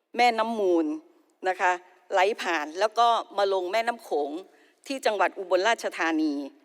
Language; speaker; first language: Thai; native; Thai